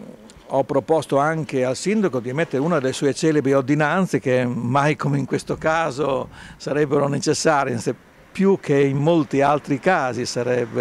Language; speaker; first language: Italian; native; Italian